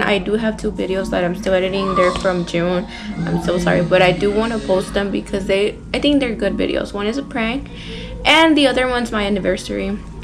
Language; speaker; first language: English; early bilingual, other home language; Spanish